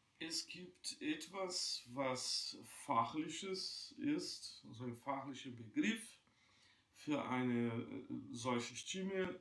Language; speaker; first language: German; non-native, fluent; Portuguese